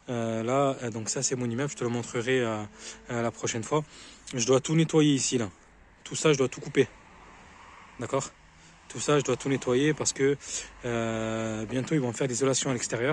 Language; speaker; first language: French; native; French